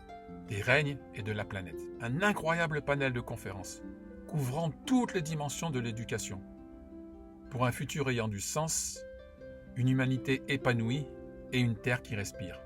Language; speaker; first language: French; native; French